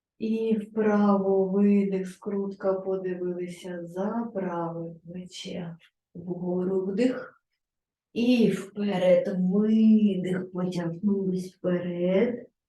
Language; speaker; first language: Ukrainian; non-native, local second language; Russian